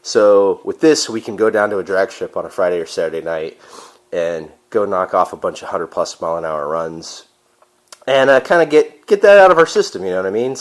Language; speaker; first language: English; native; English